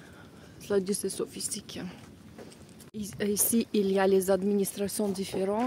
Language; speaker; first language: French; non-native, fluent; Russian